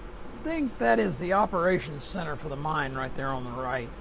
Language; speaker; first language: English; native; English